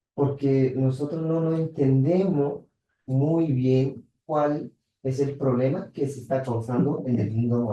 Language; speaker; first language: Spanish; non-native, local second language; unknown